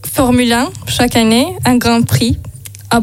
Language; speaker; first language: French; non-native, learner; Azerbaijani